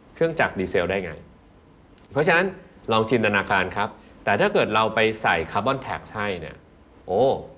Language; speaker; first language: Thai; native; Thai